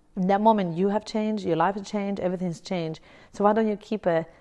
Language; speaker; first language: English; non-native, fluent; Italian